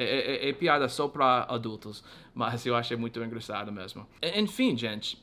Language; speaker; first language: Portuguese; non-native, fluent; English